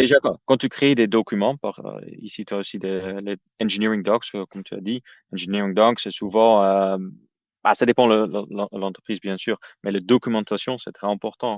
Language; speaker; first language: French; non-native, fluent; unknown